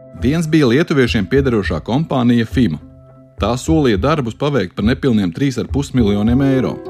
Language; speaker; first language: Latvian; native; Latvian